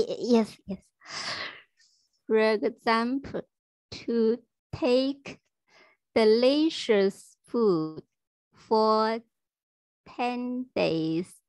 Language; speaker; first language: English; non-native, learner; Chinese